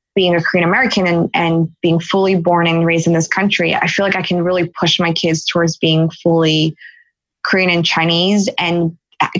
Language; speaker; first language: English; native; English